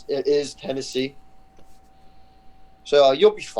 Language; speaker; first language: English; native; English